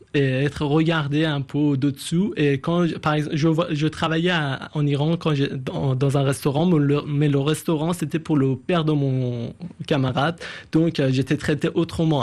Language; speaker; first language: French; non-native, fluent; Persian